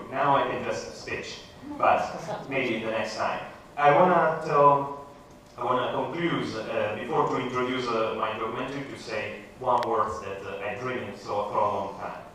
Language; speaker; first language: English; non-native, learner; Italian